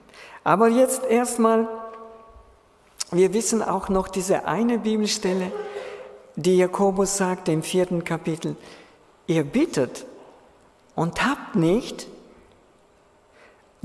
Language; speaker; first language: German; non-native, fluent; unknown